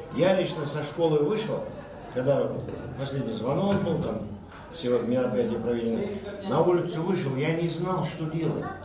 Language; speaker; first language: Russian; non-native, local second language; Kazakh